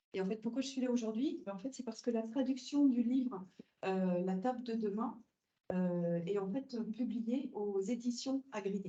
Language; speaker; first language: French; native; French